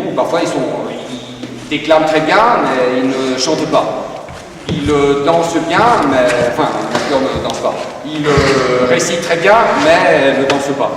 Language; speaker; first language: French; non-native, fluent; Spanish